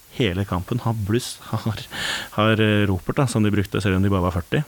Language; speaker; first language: Norwegian; native; Norwegian